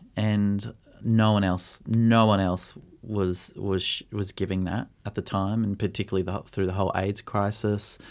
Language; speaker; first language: English; native; English